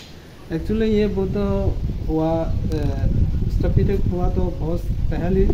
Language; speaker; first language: Hindi; non-native, local second language; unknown